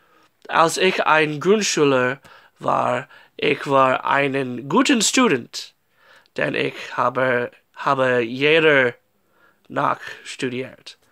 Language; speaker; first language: German; non-native, learner; English